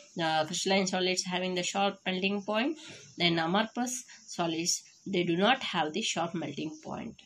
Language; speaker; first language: English; non-native, local second language; Kannada